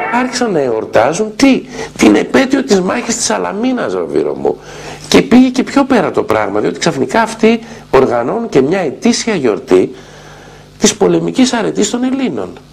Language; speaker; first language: Greek; native; Greek